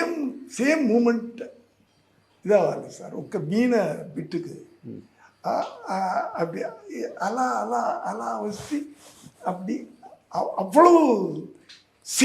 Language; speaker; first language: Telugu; non-native, learner; Tamil